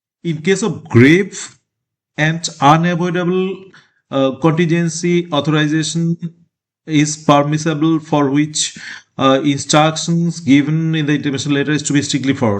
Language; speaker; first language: English; non-native, local second language; Bangla